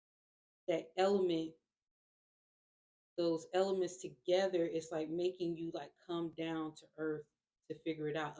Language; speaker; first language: English; native; English